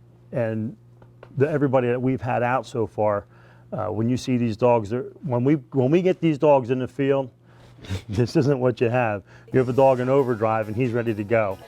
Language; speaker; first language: English; native; English